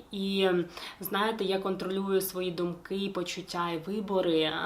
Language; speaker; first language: Ukrainian; non-native, local second language; Russian